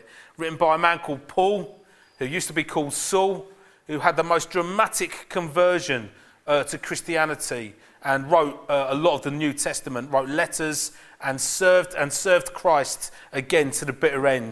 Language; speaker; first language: English; native; English